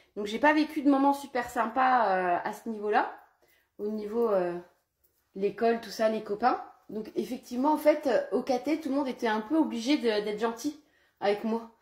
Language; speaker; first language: French; early bilingual, other home language; Portuguese